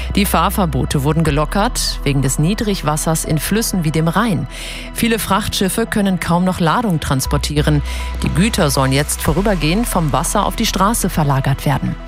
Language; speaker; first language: German; native; German